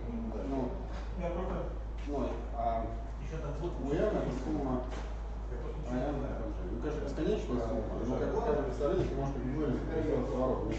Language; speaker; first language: Russian; native; Russian